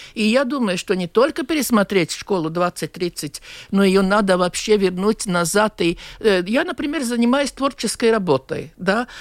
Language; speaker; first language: Russian; non-native, local second language; Latvian